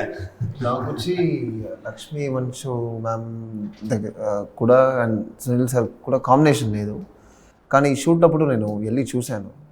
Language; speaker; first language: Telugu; non-native, learner; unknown